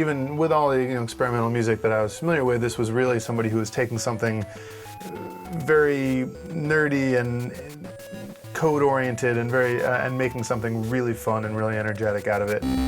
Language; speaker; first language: English; native; English